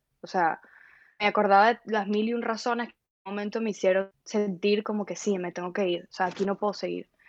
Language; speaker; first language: Spanish; native; Spanish